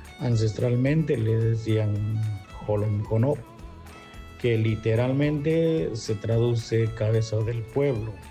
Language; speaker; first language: Spanish; non-native, local second language; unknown